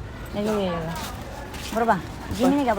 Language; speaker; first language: Korean; non-native, learner; Filipino